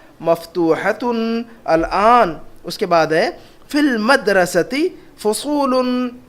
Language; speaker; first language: Arabic; non-native, fluent; Urdu